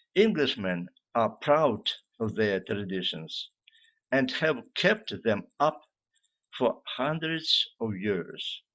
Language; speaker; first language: English; non-native, fluent; Ukrainian